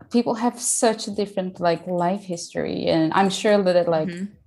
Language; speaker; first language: English; non-native, fluent; Portuguese